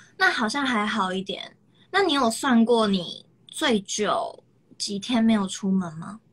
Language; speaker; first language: Chinese; native; Chinese